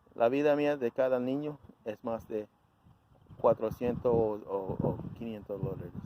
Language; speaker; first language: Spanish; early bilingual, heritage; Spanish